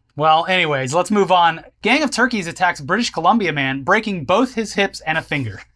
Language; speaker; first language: English; native; English